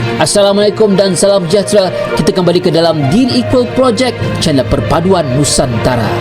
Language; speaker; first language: Malay; native; Malay